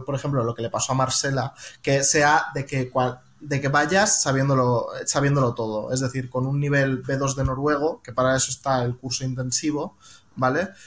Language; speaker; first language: Spanish; native; Spanish